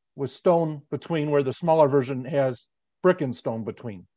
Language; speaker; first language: English; native; English